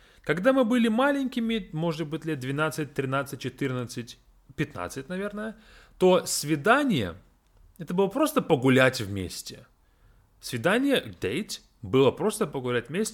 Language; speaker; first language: Russian; native; Russian